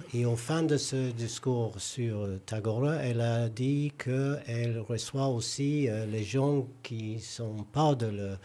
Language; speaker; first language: French; non-native, learner; English